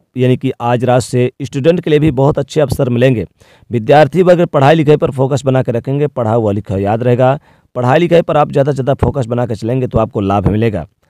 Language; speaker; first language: Hindi; native; Hindi